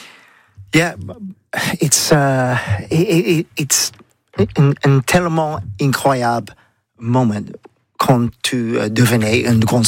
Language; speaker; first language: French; non-native, learner; English